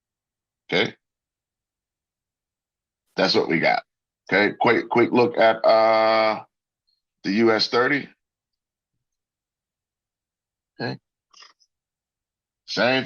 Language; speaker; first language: English; native; English